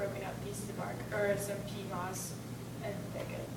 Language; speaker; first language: English; native; English